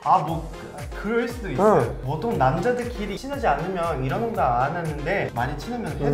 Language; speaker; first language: Korean; non-native, fluent; Portuguese